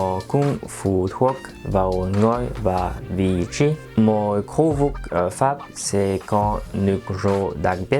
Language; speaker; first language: Vietnamese; non-native, learner; French